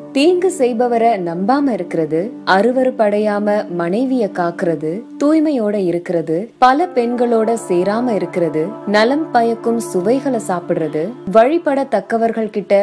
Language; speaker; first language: Tamil; native; Tamil